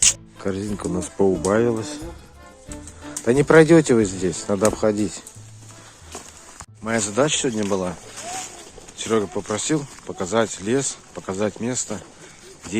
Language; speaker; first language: Russian; native; Russian